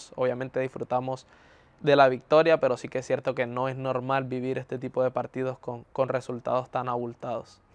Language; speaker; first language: Spanish; native; Spanish